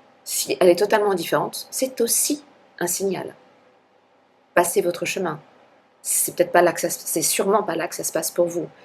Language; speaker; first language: French; native; French